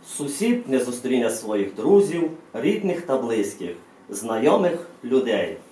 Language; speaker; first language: Ukrainian; native; Ukrainian